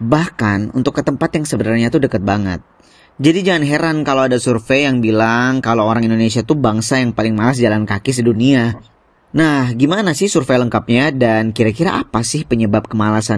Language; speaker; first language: Indonesian; native; Indonesian